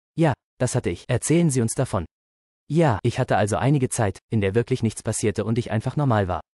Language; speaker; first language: German; native; German